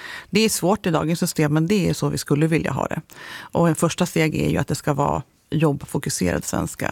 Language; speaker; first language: Swedish; native; Swedish